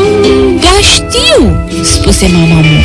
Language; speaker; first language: Romanian; native; Romanian